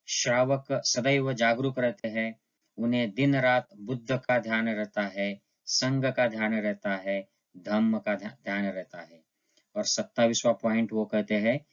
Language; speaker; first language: Hindi; non-native, local second language; Marathi